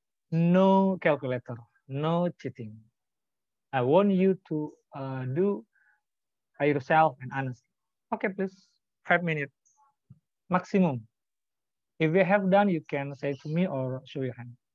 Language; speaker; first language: English; non-native, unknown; Indonesian